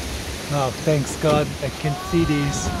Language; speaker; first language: English; non-native, fluent; Portuguese